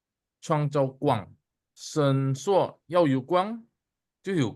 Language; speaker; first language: Chinese; non-native, fluent; Indonesian